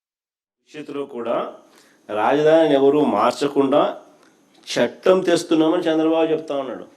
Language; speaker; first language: Telugu; native; Telugu